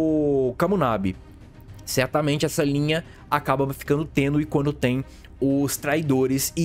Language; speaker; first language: Portuguese; native; Portuguese